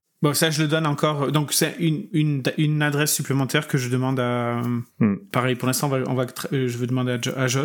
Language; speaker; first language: French; native; French